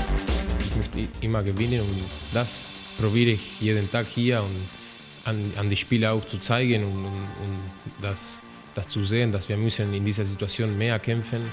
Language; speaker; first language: German; non-native, learner; Spanish